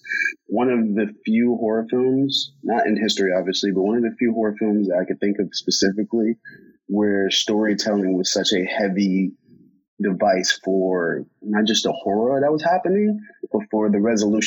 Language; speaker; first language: English; native; English